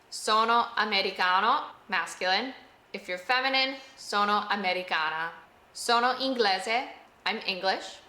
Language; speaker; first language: Italian; non-native, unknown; English